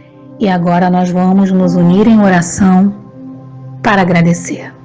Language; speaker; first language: Portuguese; native; Portuguese